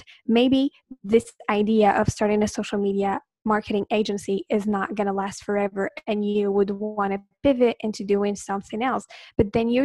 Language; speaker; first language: English; non-native, fluent; Arabic